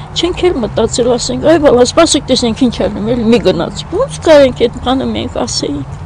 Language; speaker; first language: Armenian; native; Armenian